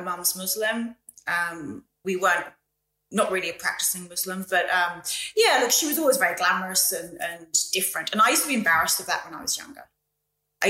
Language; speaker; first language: English; native; English